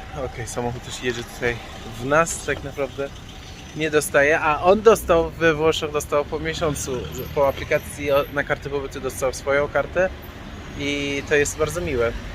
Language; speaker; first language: Polish; non-native, fluent; Persian